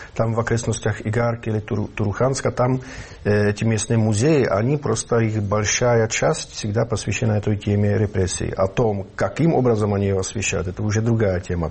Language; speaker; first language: Russian; non-native, fluent; Czech